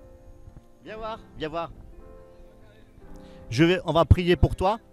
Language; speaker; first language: French; native; French